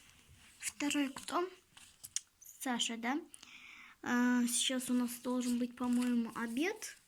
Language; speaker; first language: Russian; non-native, local second language; Kazakh